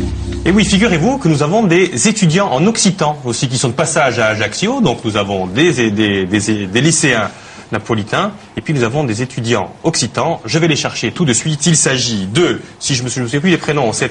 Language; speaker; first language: French; native; French